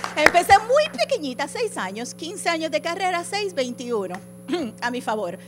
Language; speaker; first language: Spanish; early bilingual, heritage; Spanish